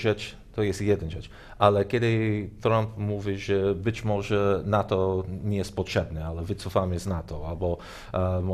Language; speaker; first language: Polish; non-native, learner; English